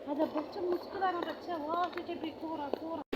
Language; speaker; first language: Arabic; non-native, learner; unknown